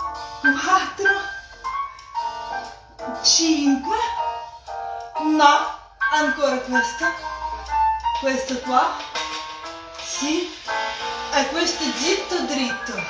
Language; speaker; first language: Italian; non-native, learner; Russian